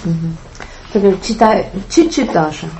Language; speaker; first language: Russian; non-native, learner; English